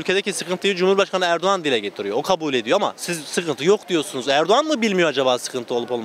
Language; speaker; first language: Turkish; native; Turkish